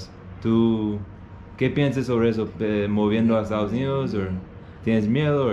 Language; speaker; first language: Spanish; non-native, learner; English